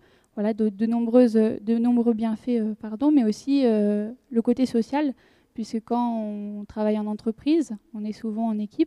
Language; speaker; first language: French; native; French